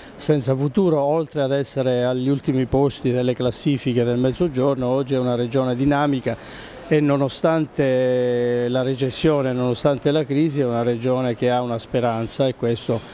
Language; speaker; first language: Italian; native; Italian